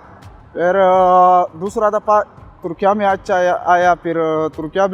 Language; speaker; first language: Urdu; non-native, local second language; Pashto